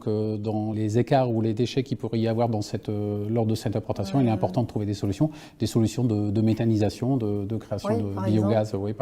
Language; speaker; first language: French; native; French